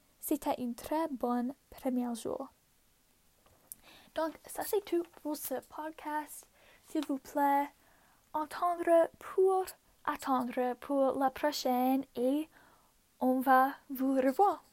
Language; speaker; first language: French; non-native, local second language; English